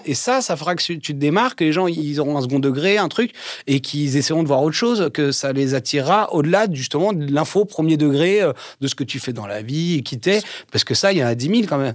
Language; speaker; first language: French; native; French